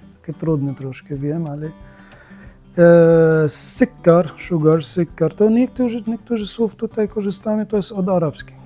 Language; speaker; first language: Polish; non-native, learner; Arabic